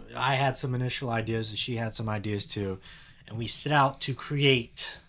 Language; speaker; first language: English; native; English